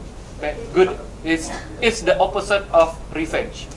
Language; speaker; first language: English; non-native, learner; Indonesian